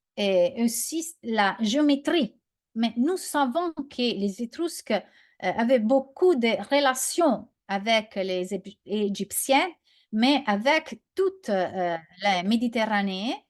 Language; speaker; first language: French; non-native, learner; Italian